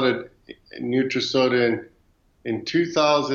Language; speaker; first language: English; native; English